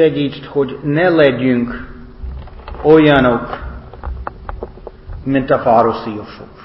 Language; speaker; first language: Hungarian; non-native, learner; English